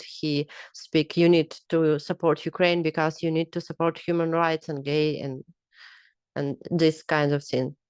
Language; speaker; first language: English; non-native, learner; Ukrainian